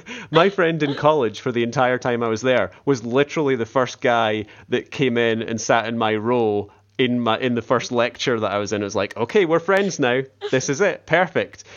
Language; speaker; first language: English; native; English